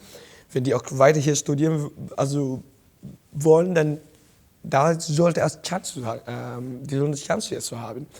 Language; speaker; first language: German; non-native, fluent; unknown